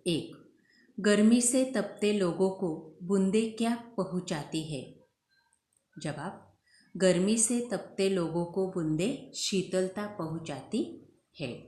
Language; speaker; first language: Hindi; non-native, local second language; Marathi